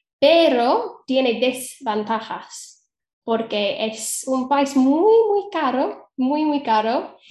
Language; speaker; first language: Spanish; non-native, fluent; English